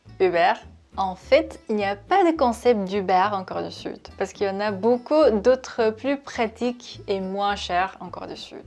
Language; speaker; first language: French; non-native, fluent; Korean